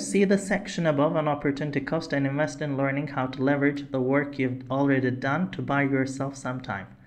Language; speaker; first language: English; non-native, fluent; Turkish